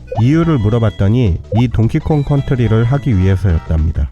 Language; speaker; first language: Korean; native; Korean